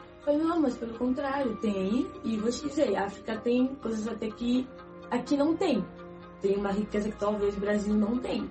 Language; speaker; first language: Portuguese; native; Portuguese